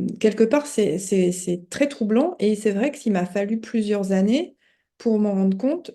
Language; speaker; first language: French; native; French